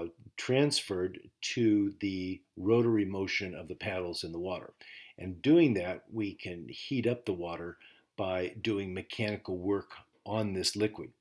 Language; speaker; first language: English; native; English